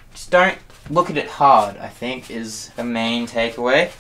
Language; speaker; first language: English; native; English